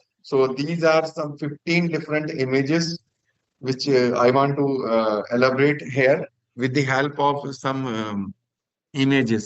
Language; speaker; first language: English; non-native, local second language; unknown